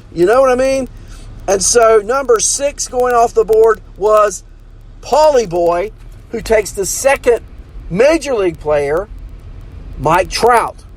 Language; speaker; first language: English; native; English